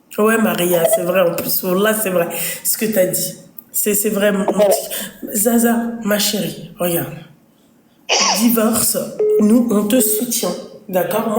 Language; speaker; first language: French; native; French